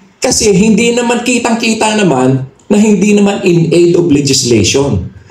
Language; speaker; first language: Filipino; non-native, local second language; Cebuano